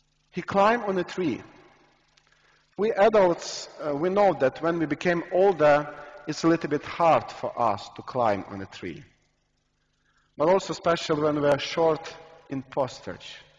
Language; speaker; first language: English; non-native, fluent; Ukrainian